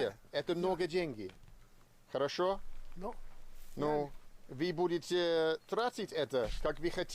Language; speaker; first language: Russian; non-native, learner; English